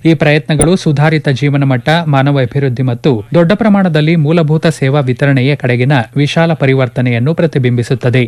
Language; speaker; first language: Kannada; native; Kannada